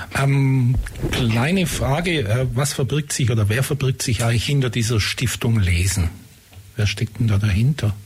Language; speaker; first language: German; native; German